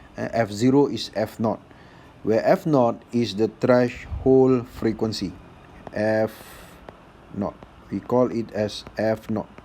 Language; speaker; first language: English; non-native, local second language; Malay